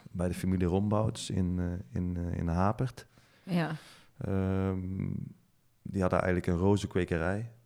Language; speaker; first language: Dutch; native; Dutch